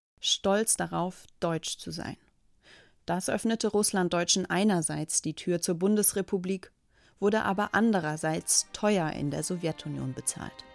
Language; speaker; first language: German; native; German